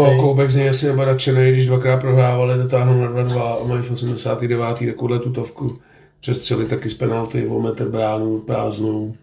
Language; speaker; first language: Czech; native; Czech